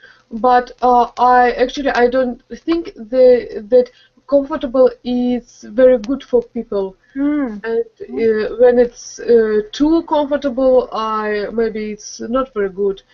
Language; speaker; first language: English; non-native, learner; Russian